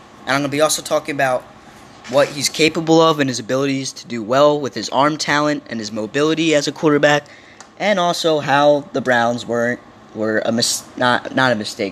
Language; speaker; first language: English; native; English